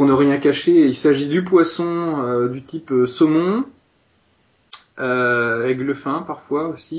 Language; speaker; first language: French; native; French